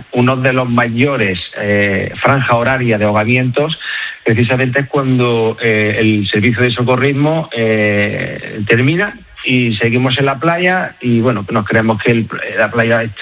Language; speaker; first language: Spanish; native; Spanish